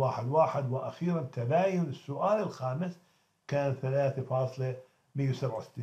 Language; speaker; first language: Arabic; native; Arabic